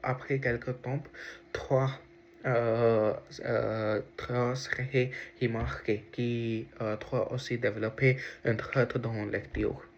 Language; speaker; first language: French; non-native, learner; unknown